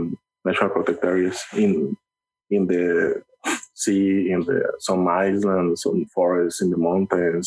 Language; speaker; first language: English; non-native, learner; Spanish